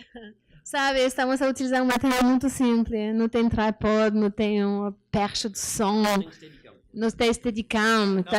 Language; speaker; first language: Portuguese; non-native, learner; French